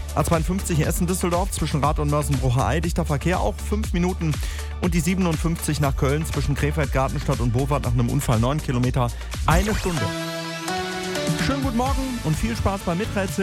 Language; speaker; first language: German; native; German